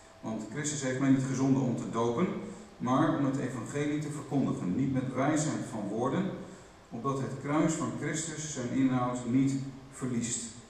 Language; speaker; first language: Dutch; native; Dutch